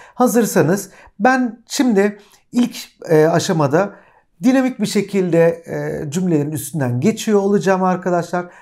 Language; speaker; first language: Turkish; native; Turkish